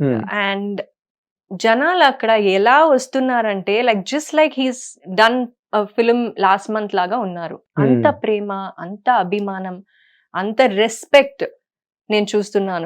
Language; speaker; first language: Telugu; non-native, fluent; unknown